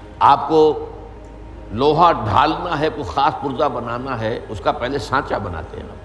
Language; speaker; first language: Urdu; native; Urdu